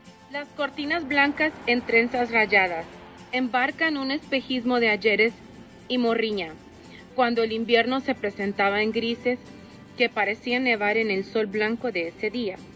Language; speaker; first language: Spanish; early bilingual, heritage; Spanish